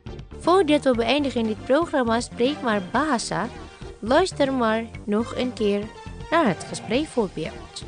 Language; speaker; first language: Dutch; non-native, fluent; Indonesian